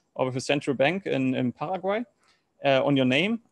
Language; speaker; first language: English; non-native, learner; German